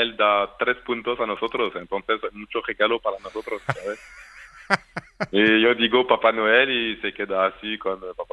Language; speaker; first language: Spanish; non-native, fluent; French